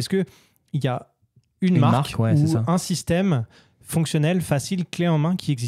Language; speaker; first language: French; native; French